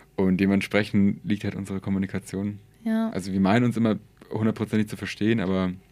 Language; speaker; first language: German; early bilingual, other home language; Persian